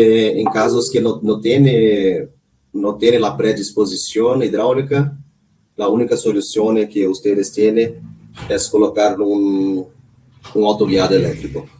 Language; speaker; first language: Spanish; non-native, learner; Portuguese